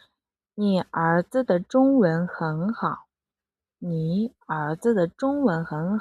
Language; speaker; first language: Chinese; non-native, fluent; Mongolian